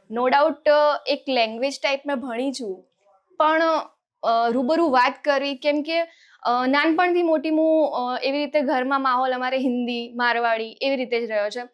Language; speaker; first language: Gujarati; non-native, local second language; Rajasthani